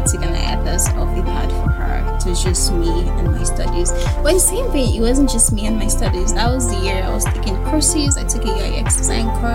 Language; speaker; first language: English; non-native, local second language; Yoruba